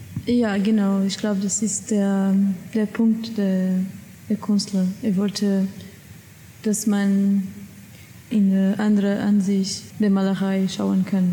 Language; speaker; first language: German; non-native, learner; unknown